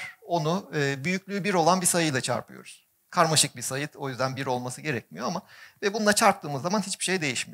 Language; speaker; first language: Turkish; native; Turkish